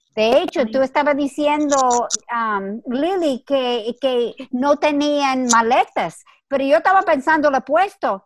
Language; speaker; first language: Spanish; native; Spanish